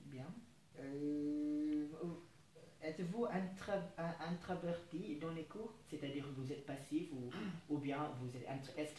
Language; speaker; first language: French; non-native, fluent; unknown